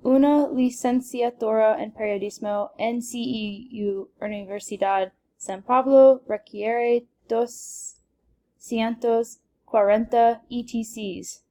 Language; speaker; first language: Spanish; non-native, learner; English